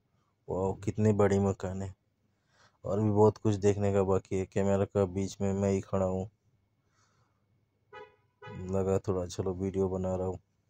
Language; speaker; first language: Hindi; non-native, local second language; Bangla